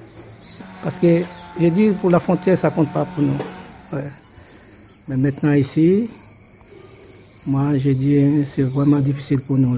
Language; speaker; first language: French; non-native, local second language; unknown